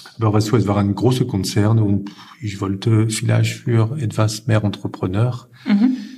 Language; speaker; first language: German; non-native, fluent; French